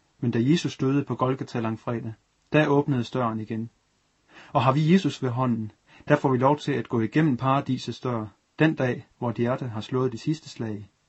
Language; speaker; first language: Danish; native; Danish